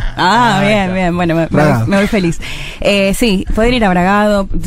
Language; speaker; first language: Spanish; native; Spanish